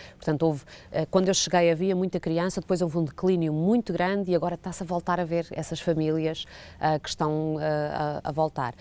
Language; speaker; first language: Portuguese; native; Portuguese